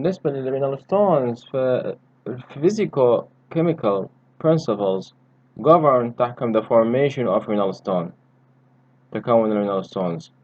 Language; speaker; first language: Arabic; native; Arabic